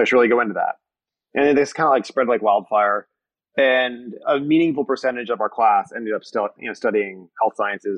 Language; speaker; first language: English; native; English